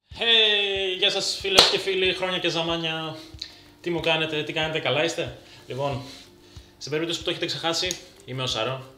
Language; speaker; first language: Greek; early bilingual, other home language; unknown